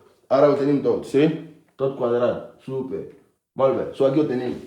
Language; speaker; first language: Catalan; non-native, fluent; Akan